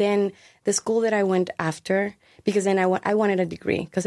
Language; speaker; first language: English; non-native, fluent; Spanish